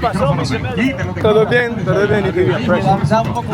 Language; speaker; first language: Spanish; non-native, learner; French